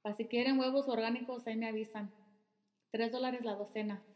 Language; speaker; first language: Spanish; early bilingual, heritage; Spanish